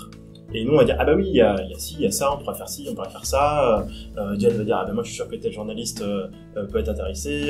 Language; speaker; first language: French; native; French